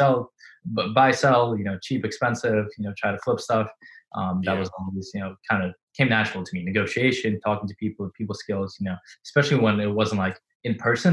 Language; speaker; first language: English; non-native, fluent; Russian